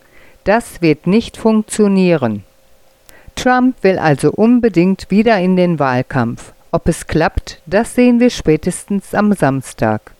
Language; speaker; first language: German; native; German